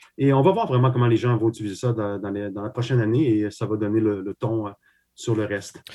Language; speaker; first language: French; early bilingual, other home language; Slovak